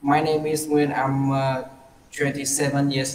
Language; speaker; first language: English; non-native, learner; Vietnamese